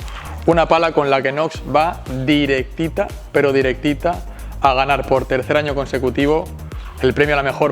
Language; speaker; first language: Spanish; native; Spanish